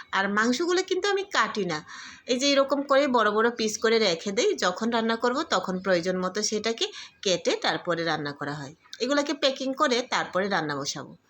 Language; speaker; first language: Bangla; non-native, local second language; Garo